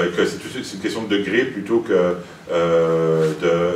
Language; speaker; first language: French; native; French